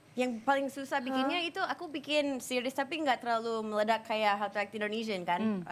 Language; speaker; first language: Indonesian; non-native, fluent; English